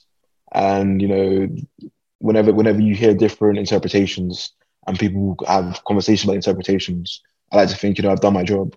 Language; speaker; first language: English; native; English